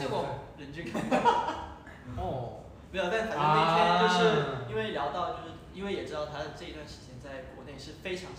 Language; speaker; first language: Chinese; native; Chinese